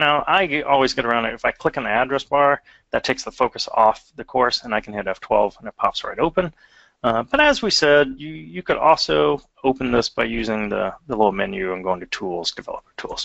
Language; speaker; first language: English; native; English